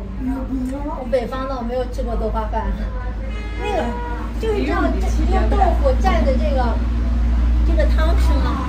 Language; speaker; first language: Chinese; native; Chinese